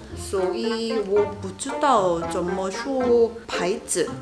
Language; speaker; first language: Chinese; non-native, learner; Korean